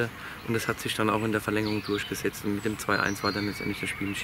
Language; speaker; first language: German; native; German